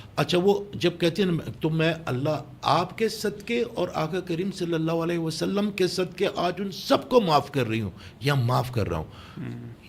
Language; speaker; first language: Urdu; non-native, local second language; Pashto